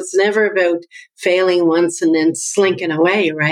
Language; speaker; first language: English; native; English